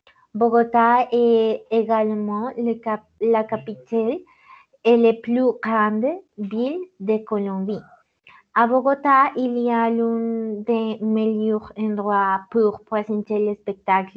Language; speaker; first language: French; non-native, learner; Spanish